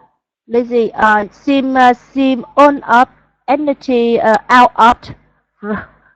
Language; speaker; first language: English; non-native, learner; Vietnamese